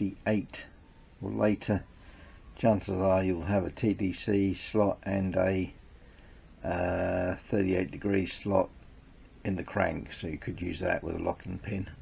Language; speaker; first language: English; native; English